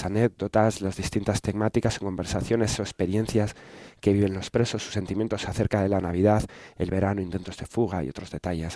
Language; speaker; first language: Spanish; native; Spanish